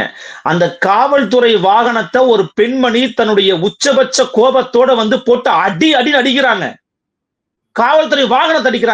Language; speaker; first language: Tamil; native; Tamil